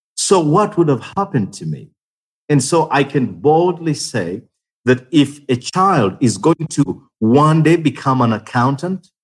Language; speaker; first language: English; non-native, local second language; Ganda